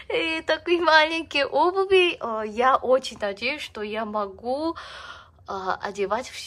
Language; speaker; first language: Russian; non-native, learner; Korean